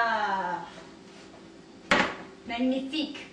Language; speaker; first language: French; non-native, learner; English